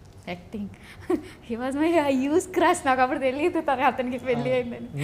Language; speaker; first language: Telugu; non-native, learner; Odia